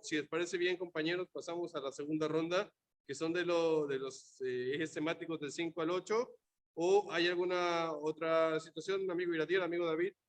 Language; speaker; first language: Spanish; native; Spanish